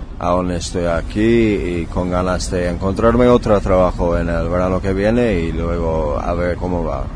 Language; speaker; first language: Spanish; non-native, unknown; English